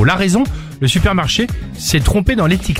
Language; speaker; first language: French; native; French